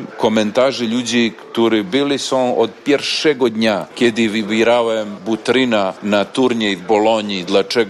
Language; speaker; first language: Polish; non-native, learner; Serbian